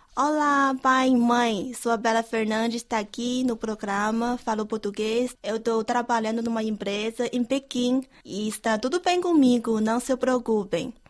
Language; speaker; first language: Portuguese; non-native, fluent; Chinese